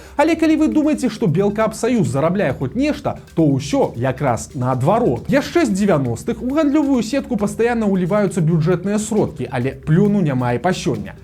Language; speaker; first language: Belarusian; native; Belarusian